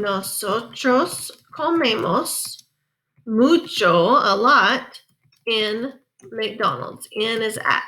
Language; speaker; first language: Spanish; non-native, fluent; English